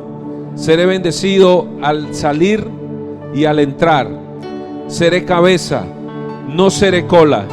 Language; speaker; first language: Spanish; native; Spanish